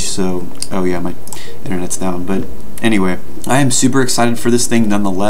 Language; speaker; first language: English; native; English